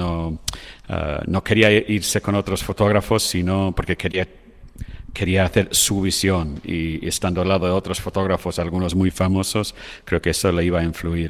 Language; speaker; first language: Spanish; non-native, fluent; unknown